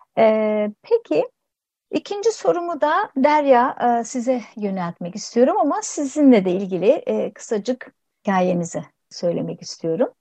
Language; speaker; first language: Turkish; native; Turkish